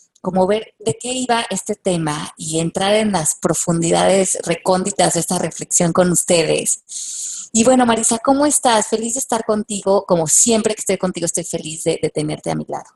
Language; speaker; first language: Spanish; native; Spanish